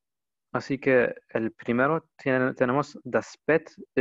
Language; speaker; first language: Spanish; non-native, learner; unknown